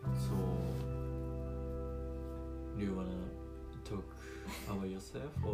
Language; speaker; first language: English; non-native, learner; Japanese